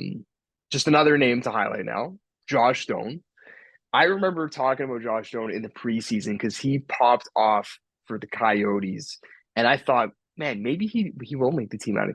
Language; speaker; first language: English; native; English